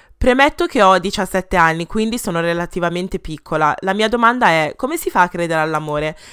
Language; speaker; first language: Italian; early bilingual, other home language; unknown